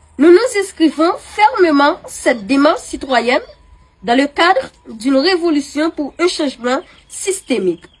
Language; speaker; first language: French; non-native, local second language; Haitian Creole